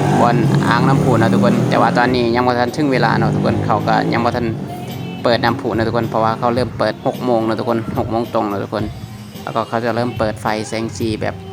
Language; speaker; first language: Thai; non-native, local second language; Lao